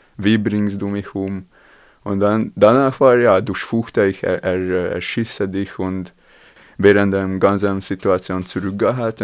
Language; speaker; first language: German; non-native, learner; Latvian